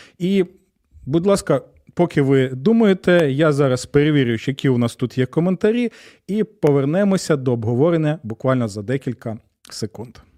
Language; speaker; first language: Ukrainian; native; Ukrainian